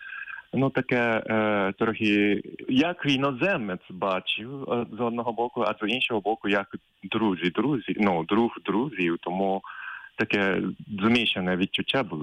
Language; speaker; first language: Ukrainian; non-native, fluent; Japanese